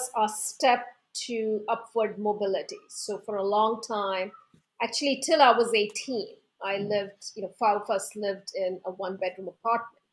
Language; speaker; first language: English; non-native, local second language; Hindi